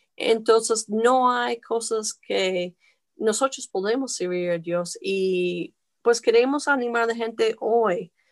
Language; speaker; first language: Spanish; non-native, fluent; English